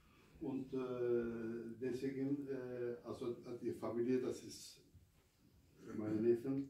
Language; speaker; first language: German; non-native, fluent; Albanian